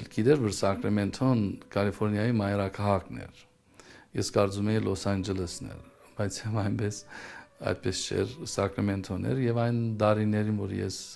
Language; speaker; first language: Armenian; early bilingual, heritage; Armenian